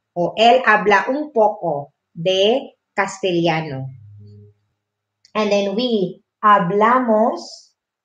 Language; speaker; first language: Spanish; non-native, fluent; Filipino